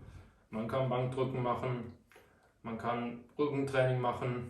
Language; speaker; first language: German; native; German